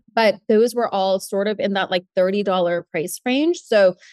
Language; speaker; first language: English; native; English